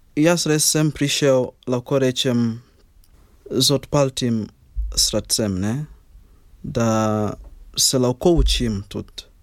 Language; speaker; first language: Slovenian; non-native, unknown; Ganda